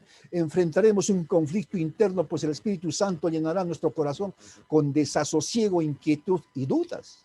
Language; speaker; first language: Spanish; native; Spanish